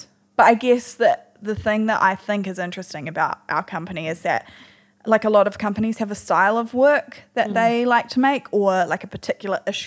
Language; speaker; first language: English; native; English